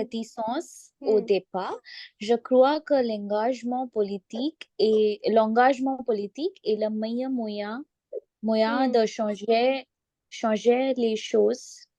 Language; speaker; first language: French; non-native, learner; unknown